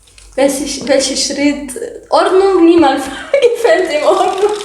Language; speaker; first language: German; non-native, learner; Arabic